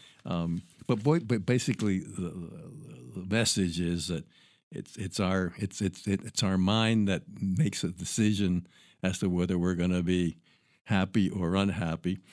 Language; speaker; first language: English; early bilingual, other home language; Spanish